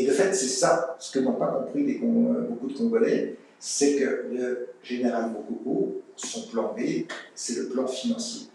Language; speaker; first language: French; native; French